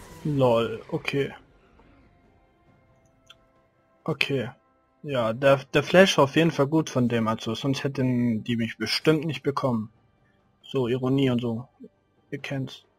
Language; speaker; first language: German; native; German